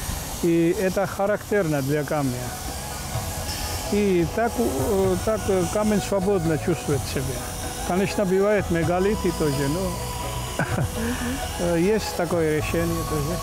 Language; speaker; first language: Russian; non-native, fluent; Georgian